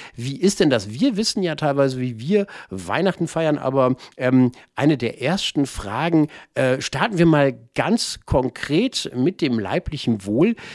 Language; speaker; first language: German; native; German